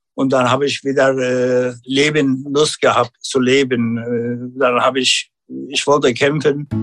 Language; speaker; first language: German; non-native, learner; Turkish